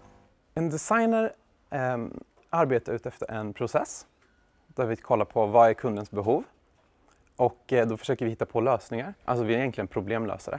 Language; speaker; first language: Swedish; native; Swedish